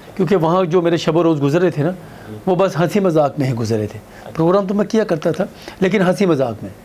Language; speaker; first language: Urdu; native; Urdu